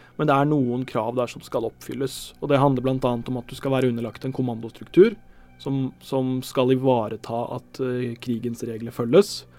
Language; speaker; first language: Norwegian; native; Norwegian